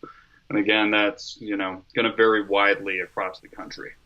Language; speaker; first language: English; native; English